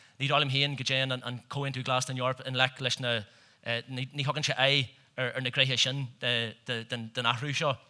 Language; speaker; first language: Irish; native; Irish